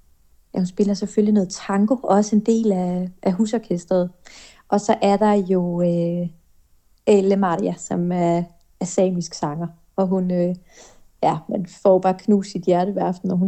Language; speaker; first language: Danish; native; Danish